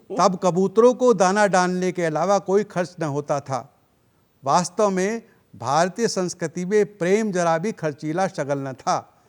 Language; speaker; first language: Hindi; native; Hindi